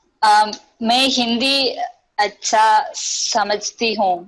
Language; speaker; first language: Hindi; non-native, learner; Tamil